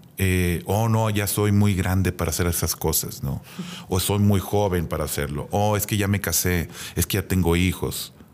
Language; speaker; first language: Spanish; native; Spanish